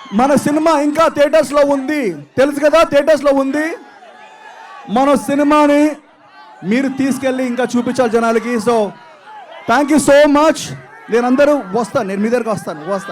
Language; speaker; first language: Telugu; native; Telugu